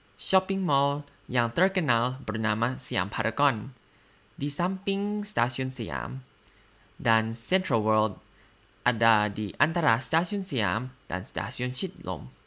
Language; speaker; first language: Indonesian; non-native, learner; Thai